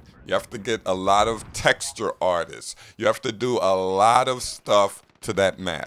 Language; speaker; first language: English; native; English